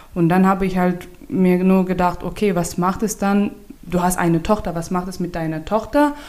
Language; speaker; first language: German; non-native, fluent; Turkmen